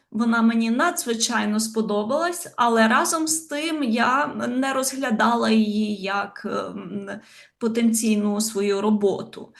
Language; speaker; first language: Ukrainian; native; Ukrainian